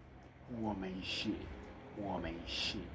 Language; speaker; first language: Chinese; non-native, learner; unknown